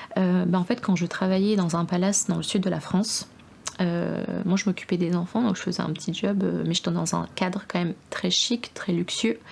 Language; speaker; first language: French; early bilingual, other home language; Russian